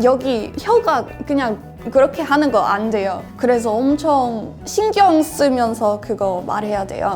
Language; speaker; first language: Korean; non-native, fluent; English